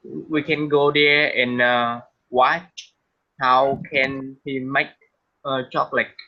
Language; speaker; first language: English; non-native, learner; Vietnamese